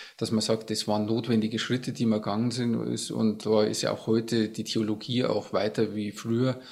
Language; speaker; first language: German; native; German